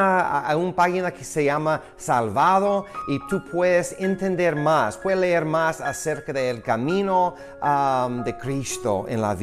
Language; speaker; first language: Spanish; non-native, fluent; English